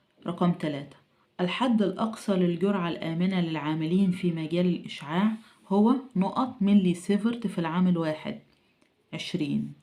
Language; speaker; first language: Arabic; native; Arabic